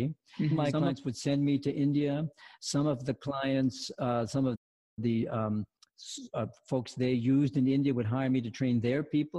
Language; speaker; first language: English; native; English